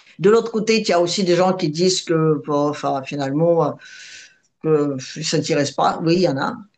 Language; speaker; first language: French; non-native, fluent; Russian